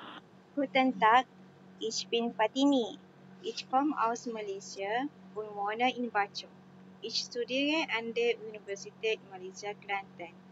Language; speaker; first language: German; non-native, learner; Malay